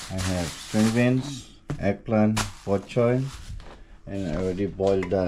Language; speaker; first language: English; non-native, local second language; Filipino